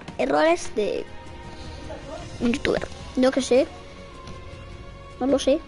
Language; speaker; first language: Spanish; native; Spanish